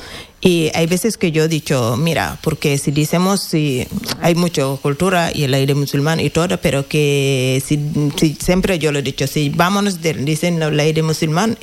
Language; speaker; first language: Spanish; non-native, learner; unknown